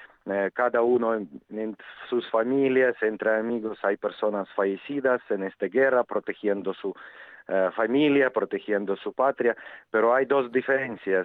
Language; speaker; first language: Spanish; non-native, fluent; Ukrainian